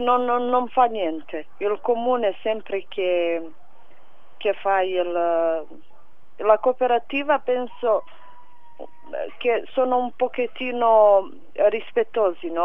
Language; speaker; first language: Italian; non-native, fluent; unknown